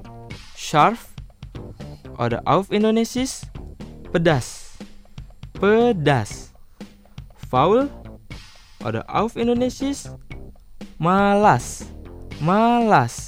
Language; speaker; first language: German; non-native, fluent; Indonesian